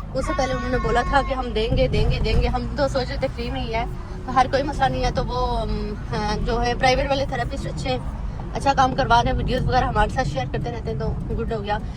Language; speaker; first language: Urdu; non-native, local second language; Punjabi